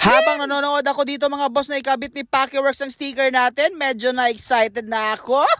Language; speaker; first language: Filipino; native; Filipino